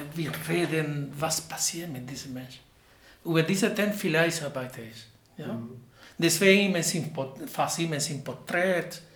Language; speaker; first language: German; non-native, learner; Spanish